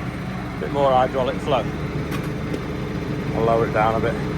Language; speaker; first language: English; native; English